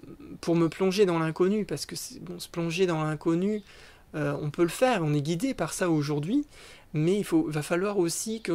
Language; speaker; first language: French; native; French